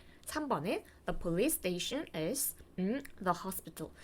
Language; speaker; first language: English; non-native, fluent; Korean